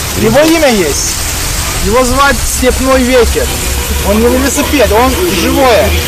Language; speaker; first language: Russian; non-native, local second language; Azerbaijani